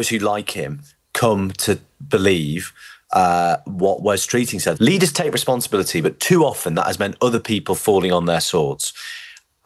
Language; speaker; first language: English; native; English